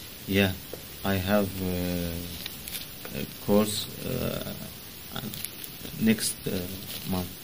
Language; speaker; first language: English; non-native, learner; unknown